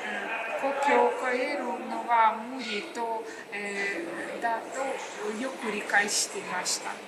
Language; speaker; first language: Japanese; non-native, learner; Ukrainian